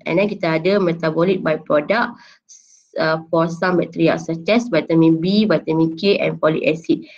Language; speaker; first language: English; non-native, local second language; Malay